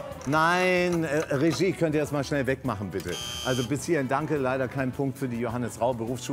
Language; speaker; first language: German; native; German